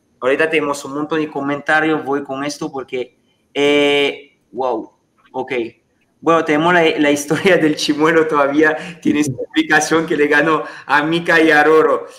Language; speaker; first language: Spanish; non-native, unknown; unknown